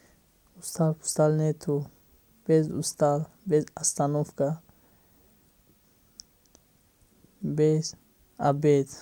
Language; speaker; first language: Russian; non-native, learner; Tajik